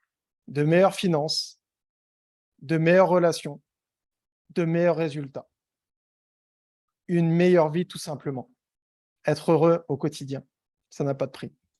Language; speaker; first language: French; native; French